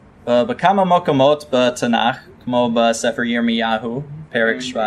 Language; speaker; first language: Hebrew; non-native, fluent; English